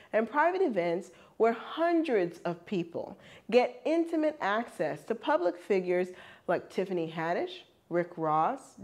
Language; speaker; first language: English; non-native, fluent; German